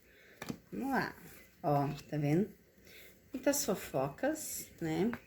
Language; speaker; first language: Portuguese; native; Portuguese